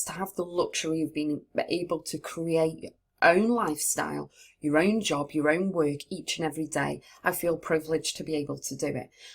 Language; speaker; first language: English; native; English